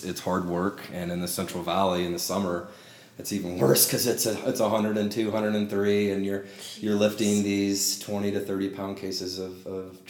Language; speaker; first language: English; native; English